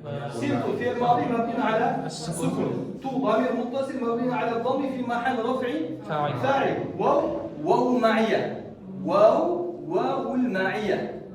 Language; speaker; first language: Arabic; non-native, fluent; Kazakh